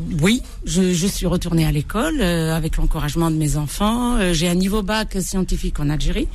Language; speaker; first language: French; non-native, local second language; Arabic